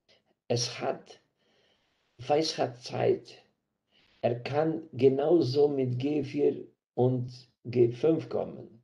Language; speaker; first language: German; non-native, fluent; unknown